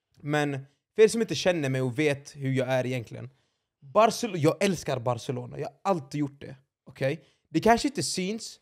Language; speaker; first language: Swedish; early bilingual, other home language; Arabic